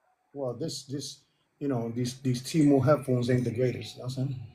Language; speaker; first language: English; native; English